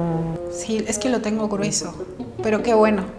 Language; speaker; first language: Spanish; native; Spanish